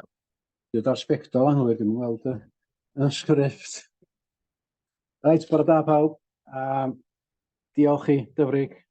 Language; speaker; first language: Welsh; native; Welsh